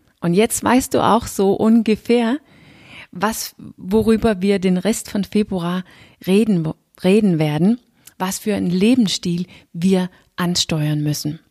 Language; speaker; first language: German; non-native, fluent; Danish